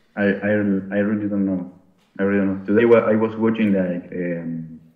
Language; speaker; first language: English; non-native, learner; Spanish